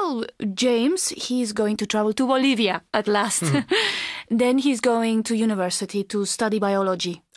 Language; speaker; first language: English; non-native, fluent; Spanish